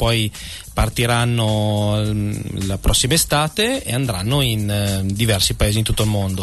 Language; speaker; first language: Italian; native; Italian